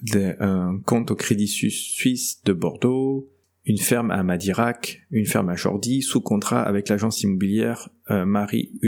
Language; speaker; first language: French; native; French